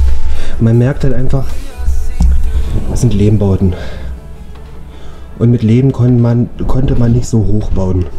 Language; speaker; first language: German; native; German